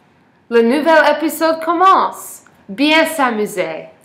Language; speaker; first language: French; non-native, learner; English